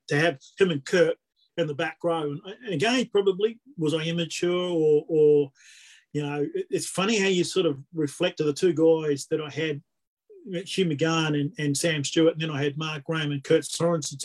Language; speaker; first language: English; native; English